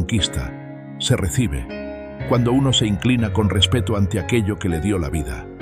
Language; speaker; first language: Spanish; native; Spanish